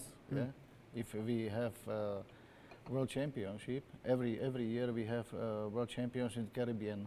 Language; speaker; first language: English; non-native, learner; Slovak